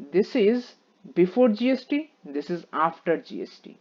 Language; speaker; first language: English; non-native, local second language; Bangla